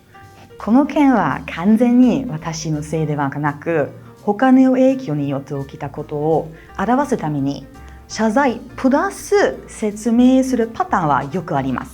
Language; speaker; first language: Japanese; non-native, fluent; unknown